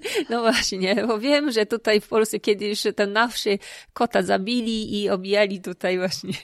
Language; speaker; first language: Polish; non-native, fluent; Japanese